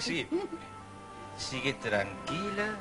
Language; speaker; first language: Spanish; native; Spanish